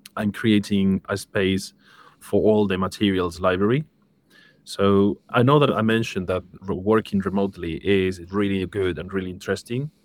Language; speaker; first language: English; non-native, fluent; Spanish